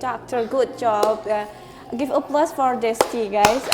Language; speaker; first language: English; non-native, learner; Indonesian